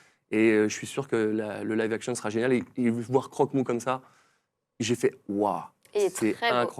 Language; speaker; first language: French; native; French